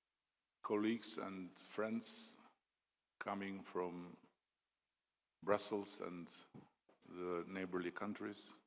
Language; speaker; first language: English; non-native, local second language; Albanian